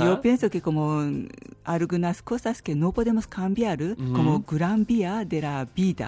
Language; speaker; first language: Spanish; non-native, learner; Japanese